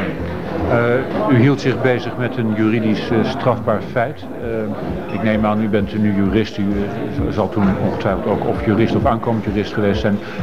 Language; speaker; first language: Dutch; native; Dutch